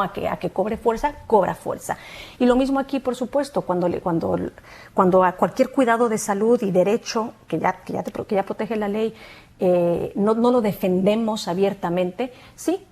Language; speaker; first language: Spanish; native; Spanish